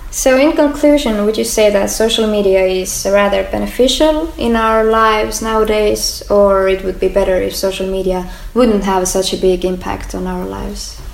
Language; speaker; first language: English; non-native, fluent; Hungarian